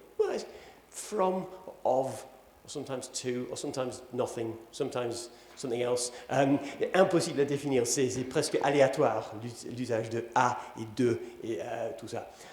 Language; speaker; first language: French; non-native, fluent; English